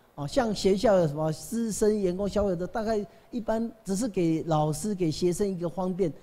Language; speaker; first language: Chinese; native; Chinese